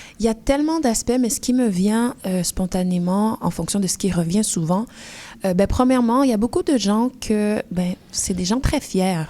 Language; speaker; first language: French; early bilingual, other home language; Haitian Creole